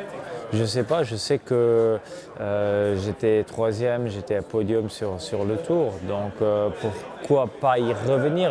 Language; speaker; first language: French; non-native, local second language; Luxembourgish